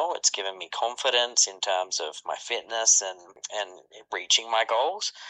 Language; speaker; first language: English; native; English